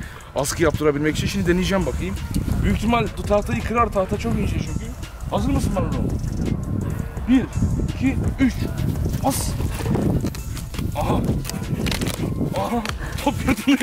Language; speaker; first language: Turkish; native; Turkish